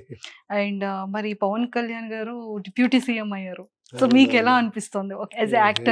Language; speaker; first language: Telugu; native; Telugu